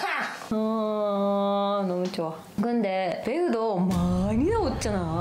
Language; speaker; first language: Korean; non-native, learner; Japanese